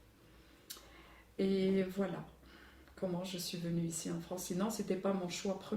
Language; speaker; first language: French; non-native, local second language; Arabic